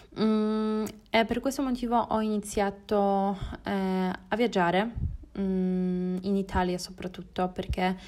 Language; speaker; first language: Italian; non-native, learner; Polish